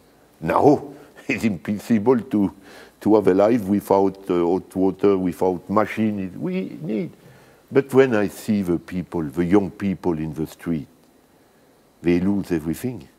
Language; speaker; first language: English; non-native, learner; French